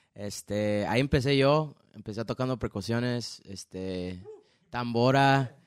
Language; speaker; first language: Spanish; early bilingual, other home language; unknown